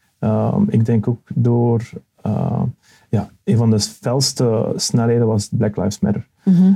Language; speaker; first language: Dutch; early bilingual, other home language; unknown